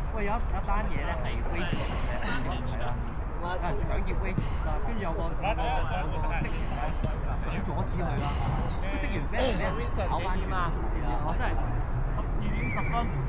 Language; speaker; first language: Cantonese; native; Cantonese